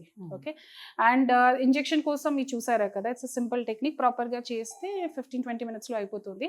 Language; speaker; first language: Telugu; non-native, fluent; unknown